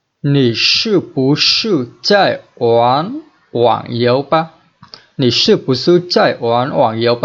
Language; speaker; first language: Chinese; non-native, fluent; Vietnamese